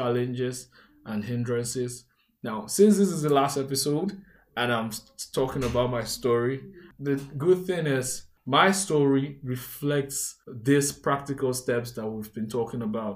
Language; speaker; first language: English; non-native, local second language; Igbo